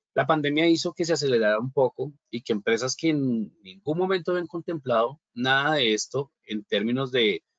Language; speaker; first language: Spanish; native; Spanish